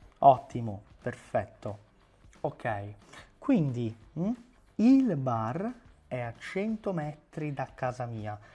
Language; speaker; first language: Italian; non-native, fluent; Portuguese